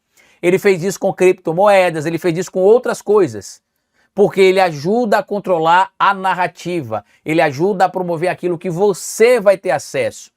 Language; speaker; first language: Portuguese; native; Portuguese